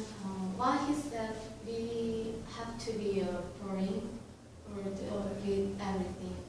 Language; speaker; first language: English; non-native, learner; Korean